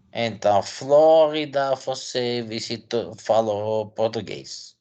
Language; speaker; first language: Portuguese; non-native, fluent; Dutch